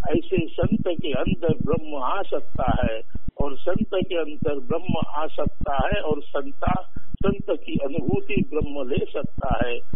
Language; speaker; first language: Hindi; non-native, local second language; Marathi